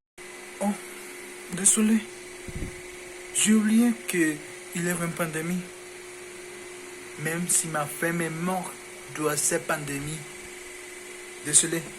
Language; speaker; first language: French; non-native, learner; Spanish